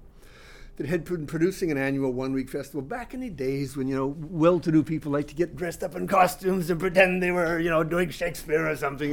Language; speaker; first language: English; native; English